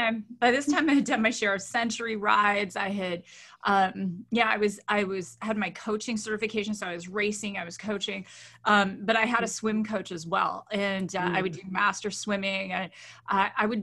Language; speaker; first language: English; native; English